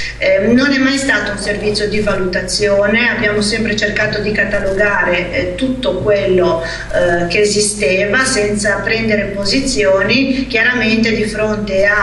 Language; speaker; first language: Italian; native; Italian